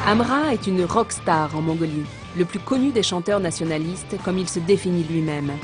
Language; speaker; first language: French; native; French